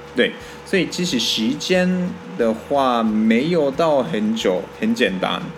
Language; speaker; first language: Chinese; non-native, fluent; Japanese